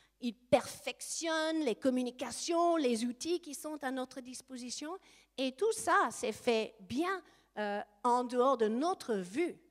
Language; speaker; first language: French; non-native, fluent; English